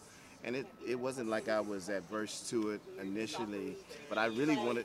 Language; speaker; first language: English; native; English